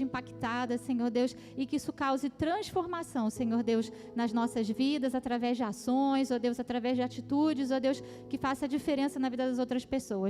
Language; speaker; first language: Portuguese; native; Portuguese